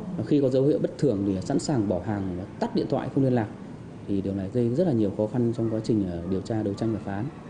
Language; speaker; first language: Vietnamese; native; Vietnamese